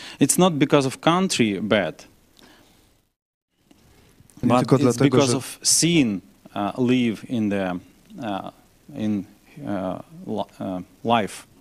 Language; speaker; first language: English; non-native, learner; Ukrainian